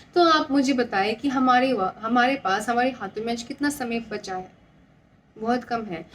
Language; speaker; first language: Hindi; non-native, local second language; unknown